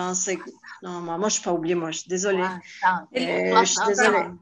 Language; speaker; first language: French; non-native, fluent; Spanish